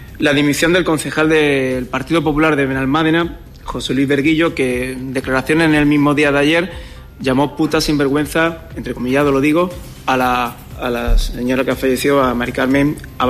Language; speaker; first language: Spanish; native; Spanish